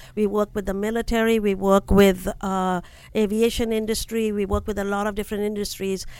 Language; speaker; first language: English; non-native, local second language; Hindi